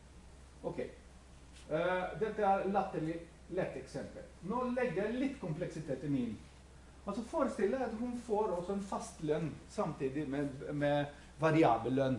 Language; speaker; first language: Norwegian; non-native, fluent; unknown